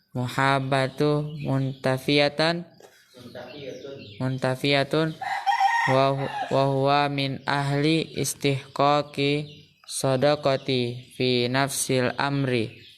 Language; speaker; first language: Arabic; non-native, learner; Indonesian